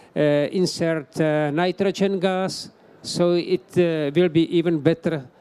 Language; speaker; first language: English; non-native, fluent; Czech